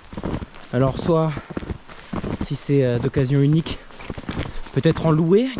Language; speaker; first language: French; native; French